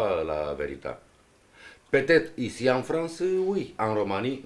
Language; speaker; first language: French; non-native, learner; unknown